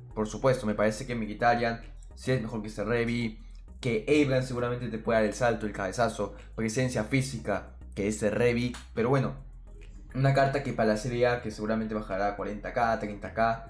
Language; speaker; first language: Spanish; native; Spanish